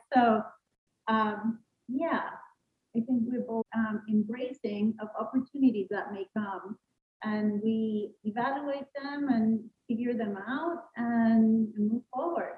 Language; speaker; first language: English; non-native, fluent; Spanish